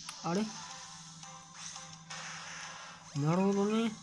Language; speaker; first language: Japanese; native; Japanese